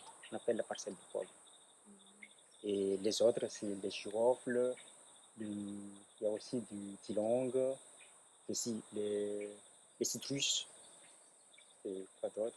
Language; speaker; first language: French; non-native, local second language; Malagasy